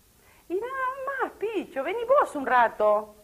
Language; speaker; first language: Spanish; native; Spanish